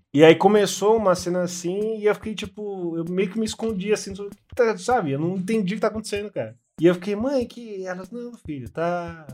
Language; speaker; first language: Portuguese; native; Portuguese